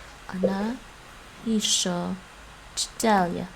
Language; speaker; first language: Russian; non-native, learner; English